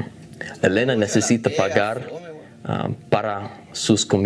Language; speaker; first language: Spanish; non-native, learner; English